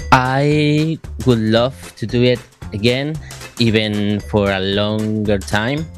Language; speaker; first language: English; non-native, fluent; Spanish